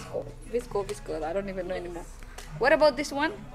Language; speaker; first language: English; non-native, fluent; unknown